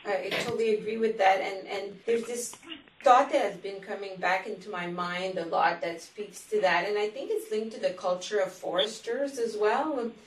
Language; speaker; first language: English; non-native, fluent; French